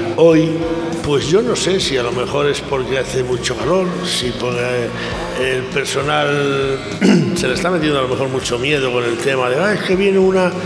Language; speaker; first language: Spanish; native; Spanish